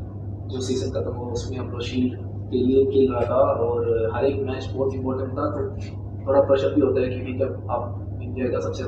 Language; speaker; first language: Hindi; non-native, local second language; Malayalam